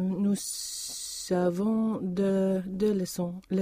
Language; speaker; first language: French; non-native, learner; Swedish